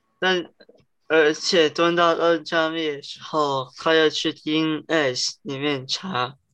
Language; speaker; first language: Chinese; early bilingual, heritage; Chinese